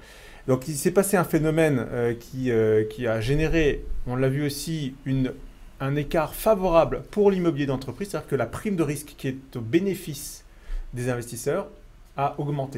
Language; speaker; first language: French; native; French